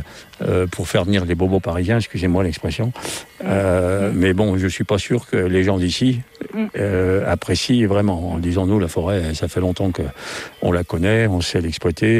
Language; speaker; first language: French; native; French